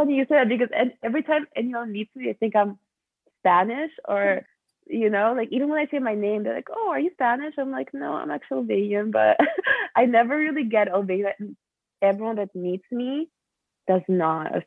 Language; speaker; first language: English; early bilingual, other home language; Albanian